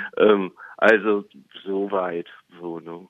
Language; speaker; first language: German; native; German